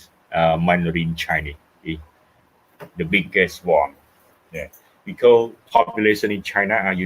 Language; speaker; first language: English; non-native, fluent; Khmer